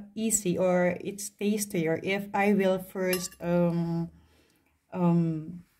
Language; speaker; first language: English; non-native, local second language; Filipino